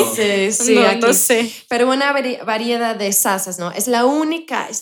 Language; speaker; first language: Spanish; non-native, fluent; English